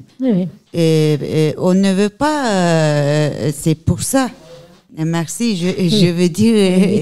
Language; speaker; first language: French; non-native, learner; Turkish